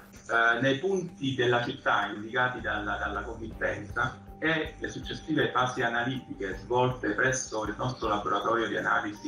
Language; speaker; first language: Italian; native; Italian